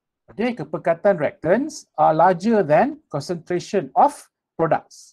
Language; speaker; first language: English; non-native, local second language; Malay